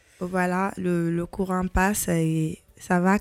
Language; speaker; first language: French; non-native, local second language; Mandingo